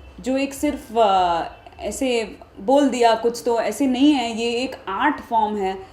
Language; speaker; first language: Hindi; non-native, local second language; Marathi